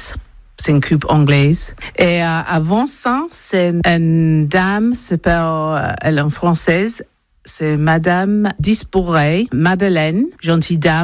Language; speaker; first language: French; non-native, learner; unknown